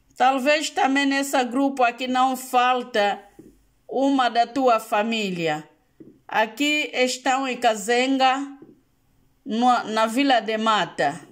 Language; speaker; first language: Portuguese; non-native, local second language; Lingala